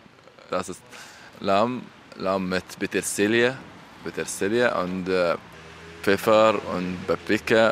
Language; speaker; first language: German; non-native, learner; Arabic